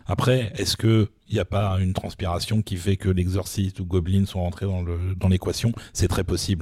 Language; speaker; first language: French; native; French